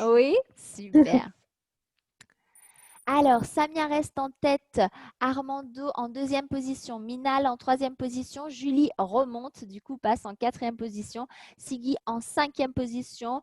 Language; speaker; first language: French; native; French